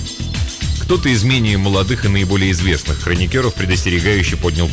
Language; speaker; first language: Russian; native; Russian